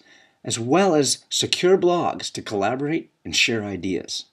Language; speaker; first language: English; native; English